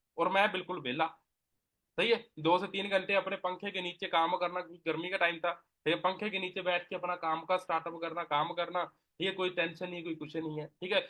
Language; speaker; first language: Hindi; non-native, local second language; Punjabi